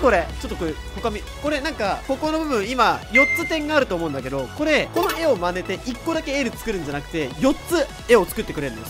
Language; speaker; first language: Japanese; native; Japanese